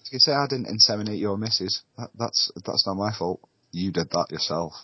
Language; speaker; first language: English; native; English